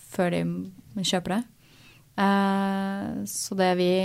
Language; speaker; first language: Norwegian; native; Norwegian